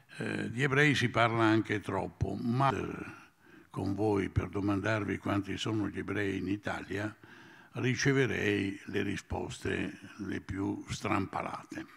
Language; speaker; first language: Italian; native; Italian